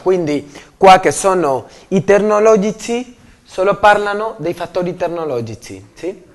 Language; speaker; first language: Italian; non-native, learner; Spanish